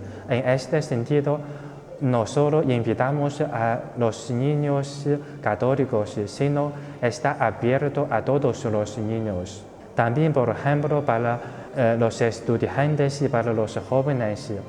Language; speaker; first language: Spanish; non-native, fluent; Chinese